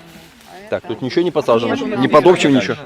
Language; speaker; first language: Russian; native; Russian